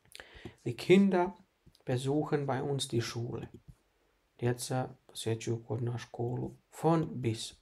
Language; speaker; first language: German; non-native, fluent; Bosnian